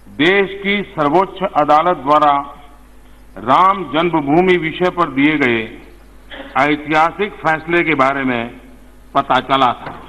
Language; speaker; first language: Hindi; native; Hindi